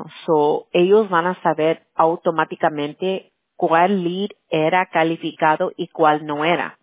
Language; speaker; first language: Spanish; early bilingual, heritage; Spanish